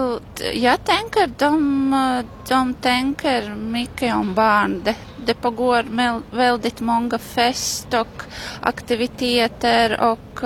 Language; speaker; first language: Swedish; non-native, learner; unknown